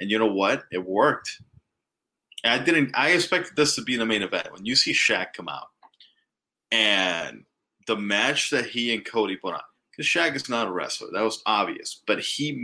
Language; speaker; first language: English; non-native, fluent; Spanish